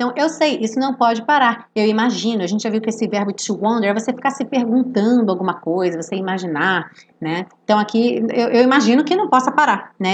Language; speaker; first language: Portuguese; native; Portuguese